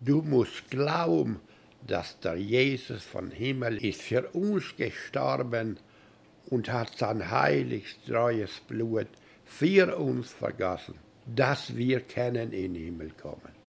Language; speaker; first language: German; early bilingual, heritage; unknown